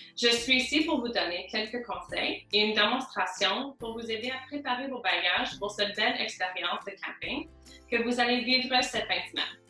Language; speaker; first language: French; non-native, local second language; English